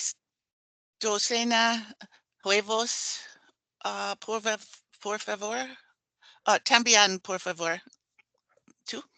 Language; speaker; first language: Spanish; non-native, learner; English